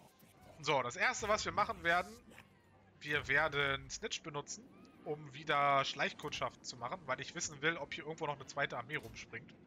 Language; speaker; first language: German; native; German